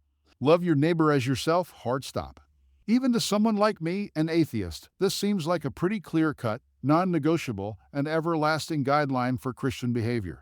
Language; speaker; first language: English; native; English